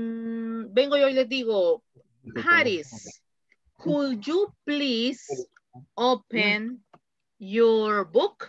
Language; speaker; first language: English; non-native, fluent; Spanish